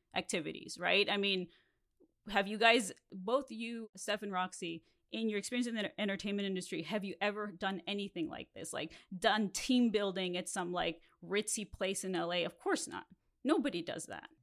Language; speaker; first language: English; non-native, fluent; Spanish